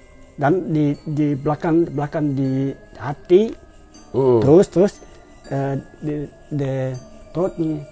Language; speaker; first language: Indonesian; non-native, learner; Dutch